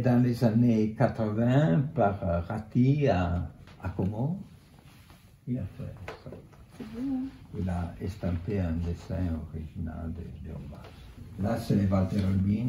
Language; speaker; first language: French; non-native, fluent; Italian